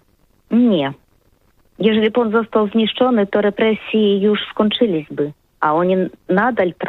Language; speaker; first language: Polish; non-native, learner; Russian